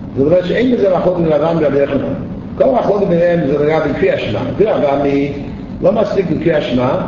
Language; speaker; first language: Hebrew; native; Hebrew